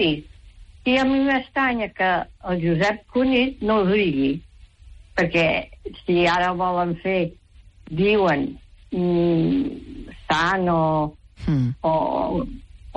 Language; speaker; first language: Catalan; native; Catalan